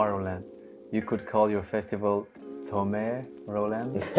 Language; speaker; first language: English; non-native, fluent; Romanian